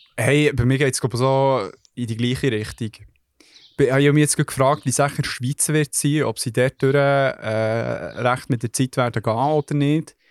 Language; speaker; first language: German; early bilingual, other home language; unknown